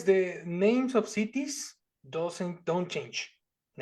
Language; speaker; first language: English; non-native, fluent; Spanish